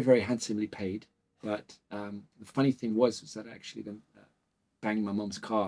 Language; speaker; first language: English; native; English